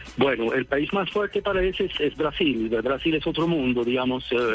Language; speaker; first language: Spanish; non-native, fluent; Swedish